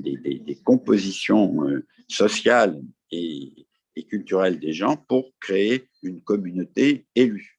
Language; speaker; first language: French; native; French